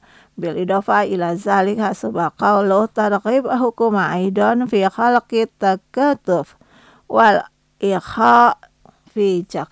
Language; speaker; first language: Arabic; non-native, fluent; Indonesian